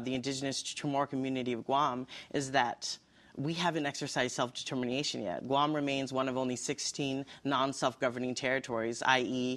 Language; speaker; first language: English; native; English